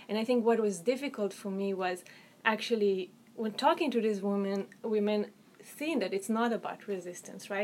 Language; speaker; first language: English; non-native, fluent; Hebrew